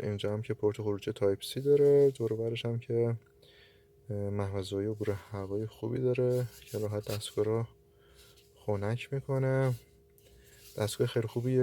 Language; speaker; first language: Persian; native; Persian